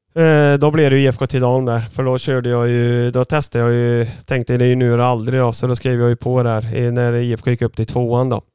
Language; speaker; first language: Swedish; early bilingual, other home language; Bosnian